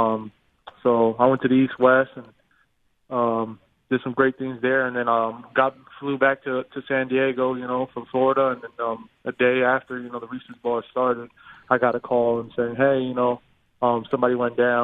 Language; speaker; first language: English; native; English